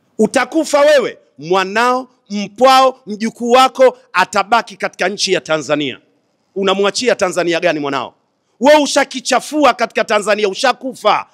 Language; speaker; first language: Swahili; native; Swahili